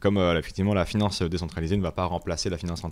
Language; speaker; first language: French; native; French